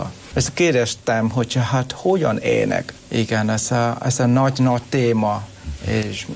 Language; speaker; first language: Hungarian; non-native, learner; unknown